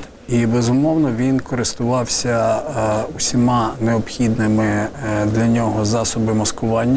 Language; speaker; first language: Ukrainian; native; Ukrainian